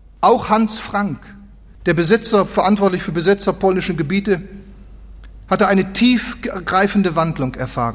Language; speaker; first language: German; native; German